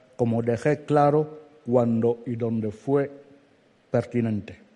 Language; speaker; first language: Spanish; non-native, local second language; Fang